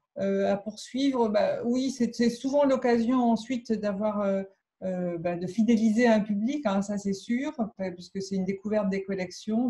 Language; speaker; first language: French; native; French